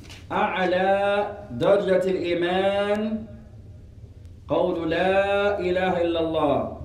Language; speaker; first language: Arabic; non-native, fluent; English